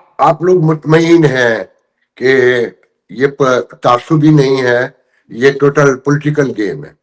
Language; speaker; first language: Urdu; native; Urdu